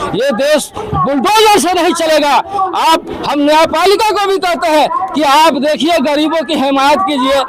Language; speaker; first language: Hindi; native; Hindi